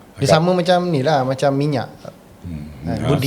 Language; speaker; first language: Malay; native; Malay